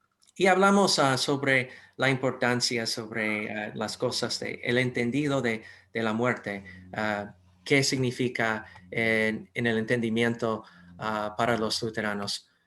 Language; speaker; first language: Spanish; non-native, fluent; English